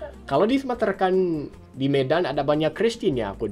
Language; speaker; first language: Indonesian; non-native, fluent; English